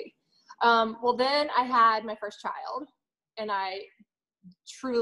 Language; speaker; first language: English; native; English